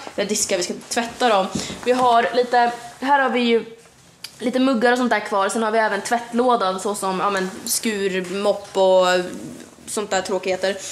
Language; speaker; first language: Swedish; native; Swedish